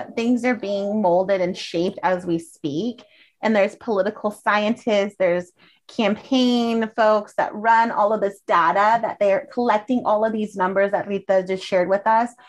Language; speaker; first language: English; early bilingual, other home language; Spanish